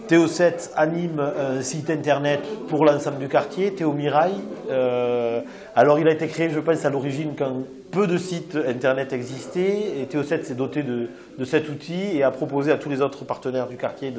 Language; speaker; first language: French; native; French